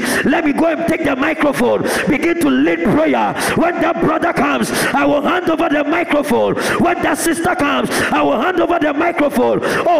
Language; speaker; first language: English; non-native, local second language; Akan